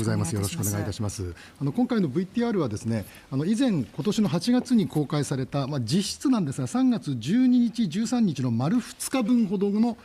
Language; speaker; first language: Japanese; native; Japanese